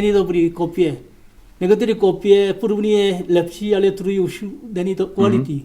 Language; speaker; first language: Czech; non-native, learner; Korean